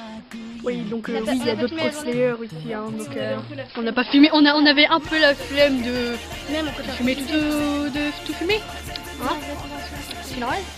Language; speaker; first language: French; native; French